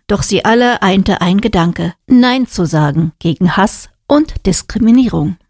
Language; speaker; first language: German; native; German